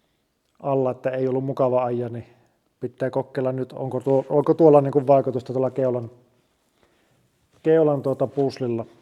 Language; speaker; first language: Finnish; native; Finnish